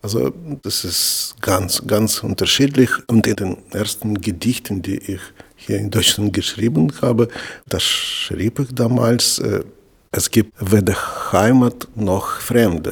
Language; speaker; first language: German; non-native, fluent; Russian